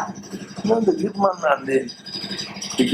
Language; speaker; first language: German; non-native, learner; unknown